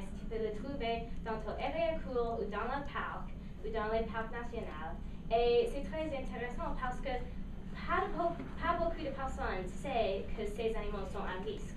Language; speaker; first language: French; non-native, local second language; English